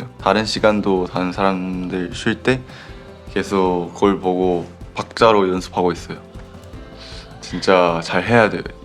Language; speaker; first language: Korean; non-native, learner; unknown